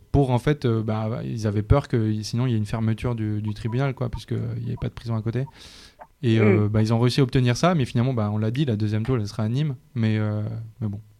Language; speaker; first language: French; native; French